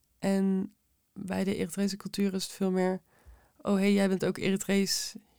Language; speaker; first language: Dutch; native; Dutch